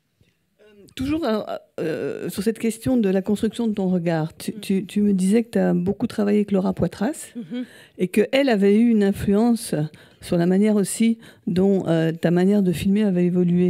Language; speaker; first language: French; native; French